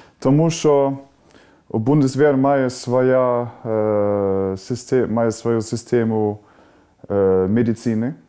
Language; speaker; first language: Ukrainian; non-native, learner; German